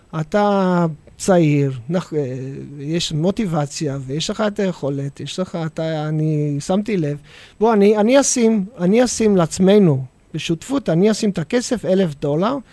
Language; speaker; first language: Hebrew; non-native, fluent; English